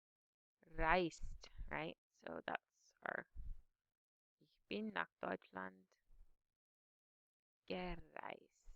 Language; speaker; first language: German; non-native, fluent; English